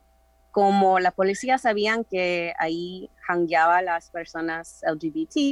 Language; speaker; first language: Spanish; early bilingual, heritage; Spanish